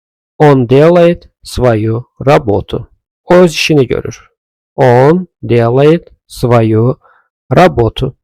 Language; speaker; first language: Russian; non-native, fluent; Azerbaijani